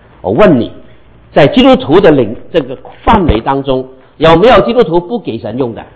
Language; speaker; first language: Chinese; non-native, local second language; Cantonese